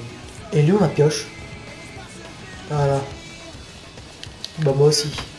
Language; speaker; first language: French; native; French